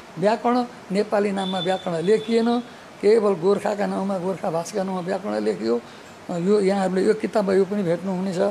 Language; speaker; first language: Nepali; native; Nepali